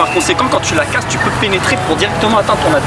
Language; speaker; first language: French; native; French